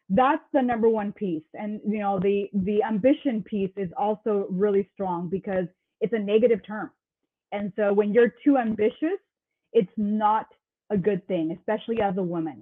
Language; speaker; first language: English; native; English